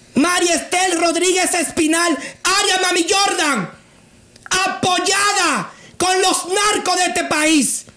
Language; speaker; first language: Spanish; native; Spanish